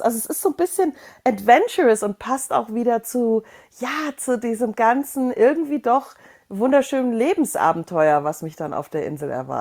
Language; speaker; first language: German; native; German